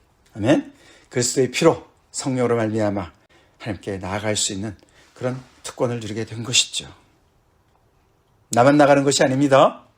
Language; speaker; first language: Korean; native; Korean